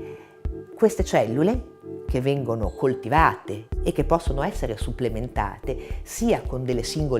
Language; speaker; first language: Italian; native; Italian